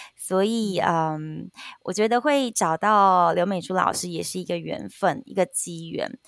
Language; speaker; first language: Chinese; native; Chinese